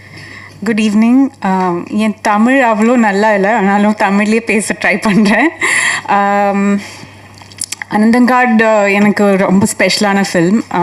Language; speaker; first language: Tamil; non-native, fluent; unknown